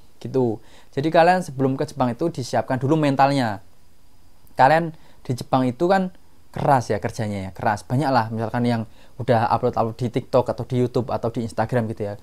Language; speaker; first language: Indonesian; non-native, local second language; Javanese